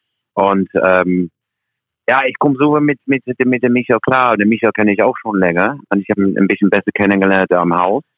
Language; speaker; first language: German; non-native, fluent; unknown